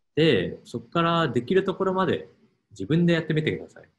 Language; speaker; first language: Japanese; non-native, fluent; English